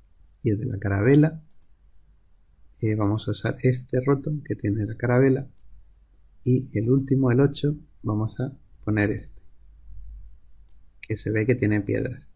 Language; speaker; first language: Spanish; native; Spanish